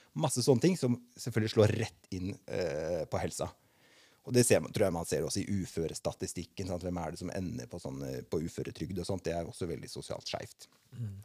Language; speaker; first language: Norwegian; native; Norwegian